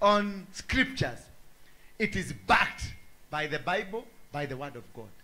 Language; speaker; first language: English; non-native, local second language; Swahili